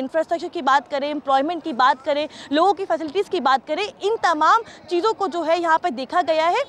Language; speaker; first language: Hindi; native; Hindi